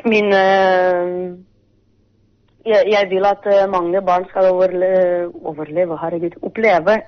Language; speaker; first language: Norwegian; non-native, fluent; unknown